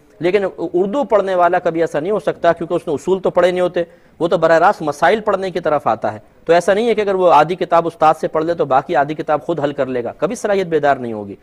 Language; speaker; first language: Urdu; native; Urdu